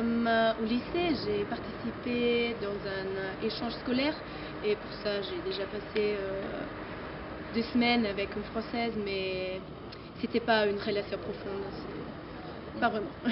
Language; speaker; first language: French; non-native, fluent; German